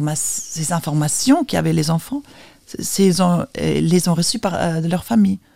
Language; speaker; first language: French; non-native, fluent; Lithuanian